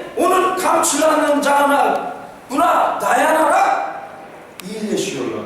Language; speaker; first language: Turkish; non-native, fluent; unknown